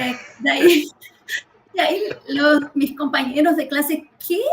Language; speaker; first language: Spanish; early bilingual, heritage; Spanish